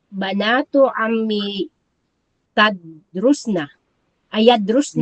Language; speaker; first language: Arabic; non-native, learner; Filipino